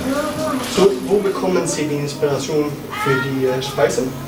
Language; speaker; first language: German; non-native, learner; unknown